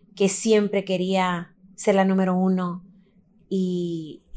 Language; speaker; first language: Spanish; early bilingual, heritage; Spanish